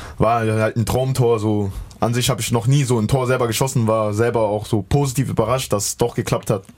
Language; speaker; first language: German; native; German